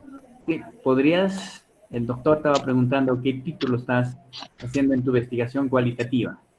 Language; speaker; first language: Spanish; native; Spanish